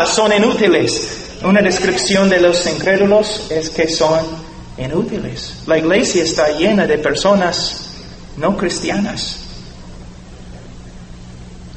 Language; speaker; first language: Spanish; non-native, fluent; English